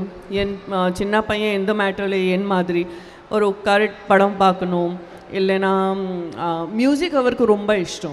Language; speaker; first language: Tamil; non-native, local second language; Gujarati